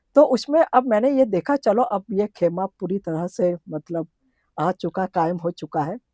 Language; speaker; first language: Hindi; native; Hindi